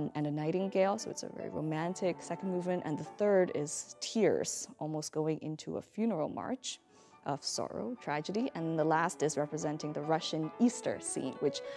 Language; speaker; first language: English; native; English